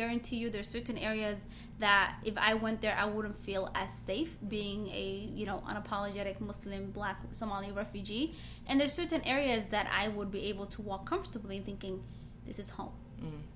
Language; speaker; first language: English; native; English